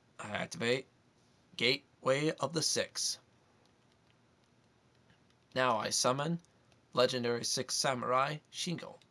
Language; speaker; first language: English; native; English